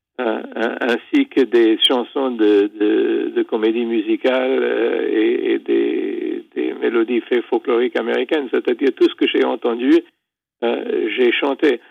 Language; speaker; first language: French; non-native, fluent; English